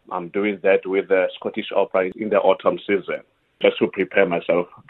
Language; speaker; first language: English; non-native, local second language; Southern Sotho